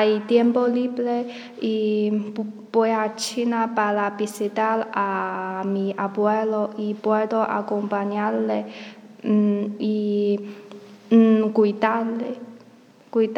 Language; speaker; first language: Spanish; non-native, learner; Chinese